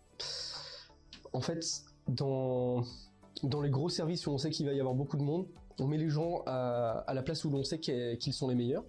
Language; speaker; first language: French; native; French